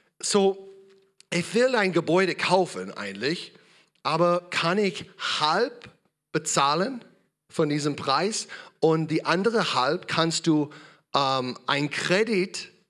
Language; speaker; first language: German; non-native, learner; English